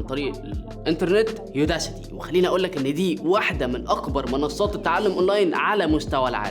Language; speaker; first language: Arabic; native; Arabic